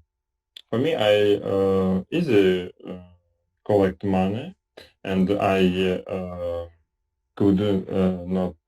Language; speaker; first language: English; non-native, learner; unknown